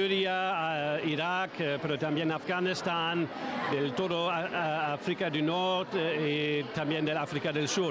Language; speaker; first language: Spanish; non-native, fluent; German